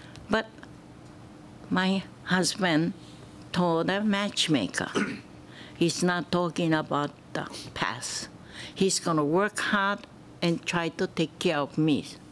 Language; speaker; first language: English; non-native, learner; Japanese